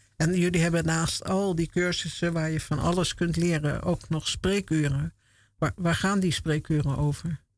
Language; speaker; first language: Dutch; native; Dutch